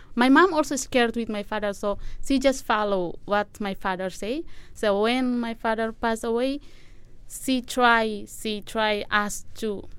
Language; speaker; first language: English; non-native, learner; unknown